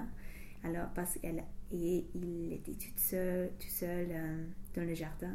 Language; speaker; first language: French; non-native, fluent; English